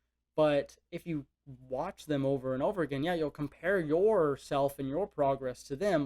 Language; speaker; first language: English; native; English